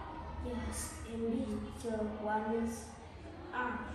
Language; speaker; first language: English; non-native, learner; Vietnamese